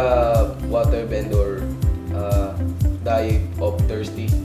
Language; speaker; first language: English; non-native, learner; Filipino